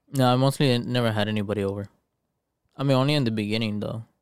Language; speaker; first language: English; early bilingual, other home language; Spanish